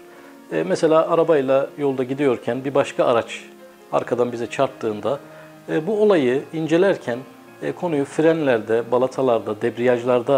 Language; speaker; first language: Turkish; native; Turkish